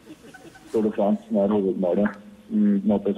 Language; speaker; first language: Norwegian; native; Norwegian